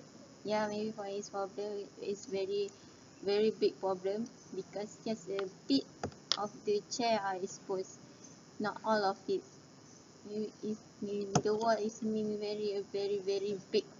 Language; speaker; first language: English; non-native, learner; Malay